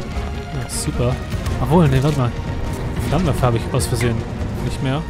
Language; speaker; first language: German; native; German